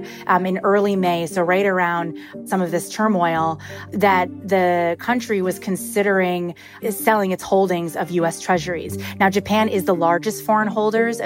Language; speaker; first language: English; native; English